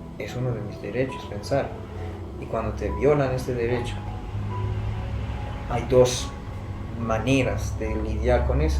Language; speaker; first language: Spanish; non-native, fluent; Persian